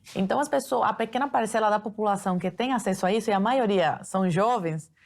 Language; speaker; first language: Portuguese; early bilingual, other home language; Spanish